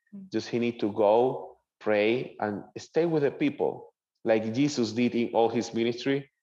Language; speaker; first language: English; non-native, learner; Spanish